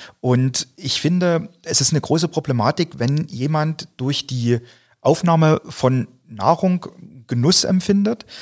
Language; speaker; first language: German; native; German